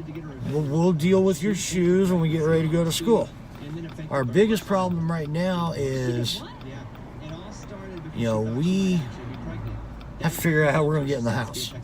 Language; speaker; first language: English; native; English